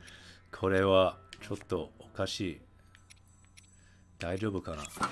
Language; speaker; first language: Japanese; non-native, fluent; English